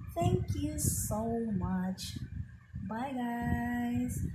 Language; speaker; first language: English; non-native, local second language; Filipino